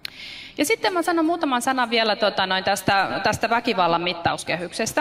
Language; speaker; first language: Finnish; native; Finnish